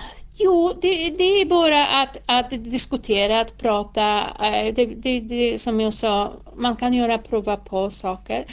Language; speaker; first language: Swedish; non-native, fluent; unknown